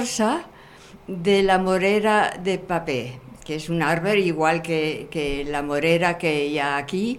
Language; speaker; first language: Catalan; non-native, fluent; German